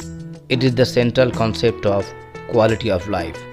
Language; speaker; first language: English; non-native, local second language; Bangla